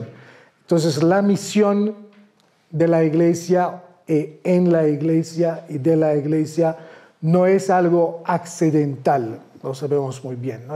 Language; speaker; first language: Spanish; non-native, fluent; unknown